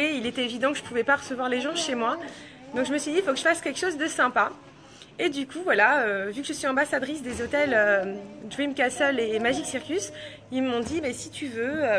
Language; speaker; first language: French; native; French